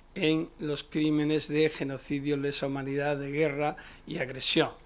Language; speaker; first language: Spanish; native; Spanish